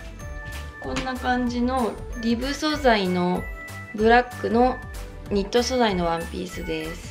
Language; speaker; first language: Japanese; native; Japanese